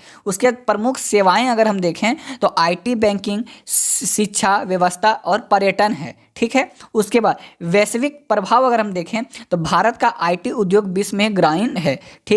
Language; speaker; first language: Hindi; native; Hindi